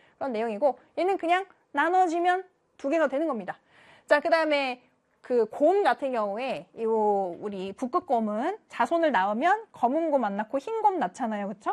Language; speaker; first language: Korean; native; Korean